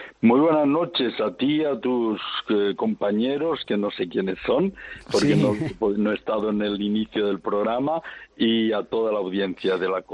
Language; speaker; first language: Spanish; native; Spanish